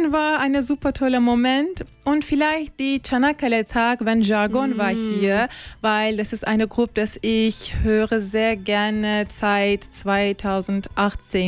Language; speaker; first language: German; non-native, learner; Turkish